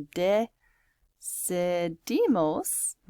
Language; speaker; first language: Spanish; non-native, fluent; English